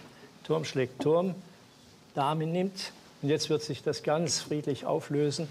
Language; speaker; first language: German; native; German